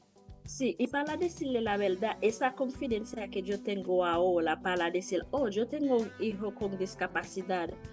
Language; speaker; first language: Spanish; non-native, learner; Haitian Creole